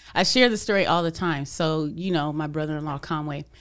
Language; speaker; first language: English; native; English